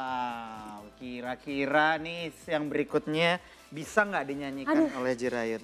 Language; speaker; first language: Indonesian; native; Indonesian